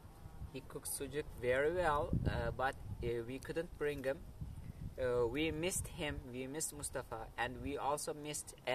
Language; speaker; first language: English; non-native, learner; Turkish